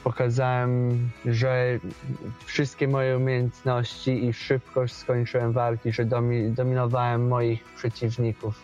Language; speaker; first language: Polish; early bilingual, heritage; Polish